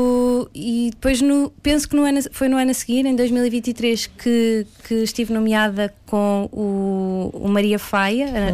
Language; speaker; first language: Portuguese; native; Portuguese